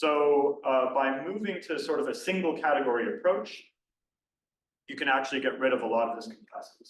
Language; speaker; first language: English; native; English